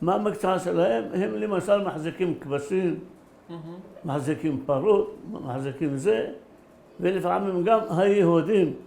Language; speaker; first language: Hebrew; early bilingual, other home language; Arabic